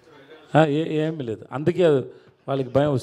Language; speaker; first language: Telugu; non-native, learner; Tamil